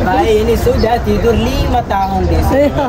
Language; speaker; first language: Indonesian; non-native, learner; Arabic